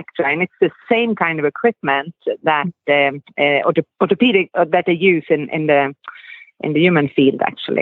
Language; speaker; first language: English; non-native, fluent; Swedish